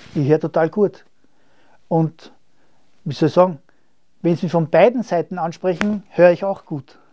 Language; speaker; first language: German; native; German